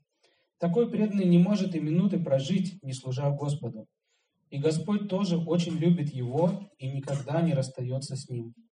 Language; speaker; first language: Russian; native; Russian